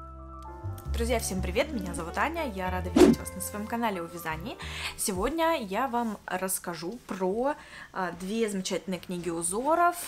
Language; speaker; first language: Russian; native; Russian